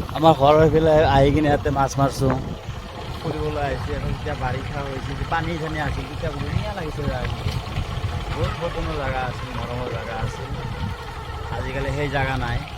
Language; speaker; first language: Assamese; non-native, local second language; Bangla